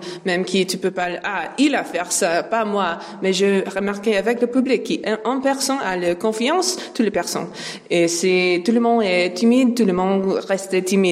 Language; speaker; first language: French; non-native, learner; English